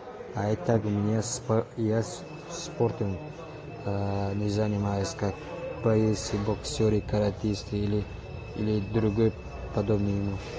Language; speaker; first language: Russian; non-native, learner; Tajik